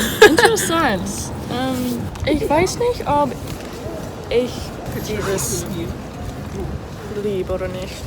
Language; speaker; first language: German; non-native, learner; English